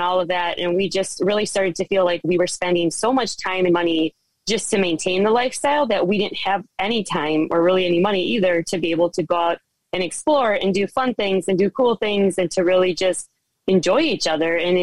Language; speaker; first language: English; native; English